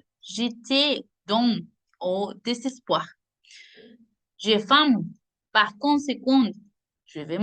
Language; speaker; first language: French; non-native, learner; Spanish